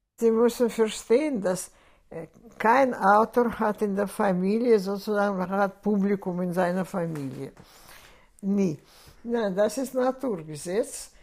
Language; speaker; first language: German; non-native, fluent; Russian